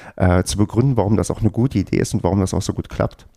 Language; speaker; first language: German; native; German